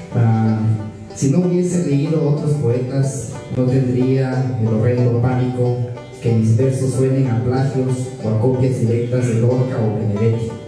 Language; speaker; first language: Spanish; native; Spanish